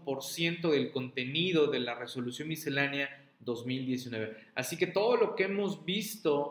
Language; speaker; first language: Spanish; native; Spanish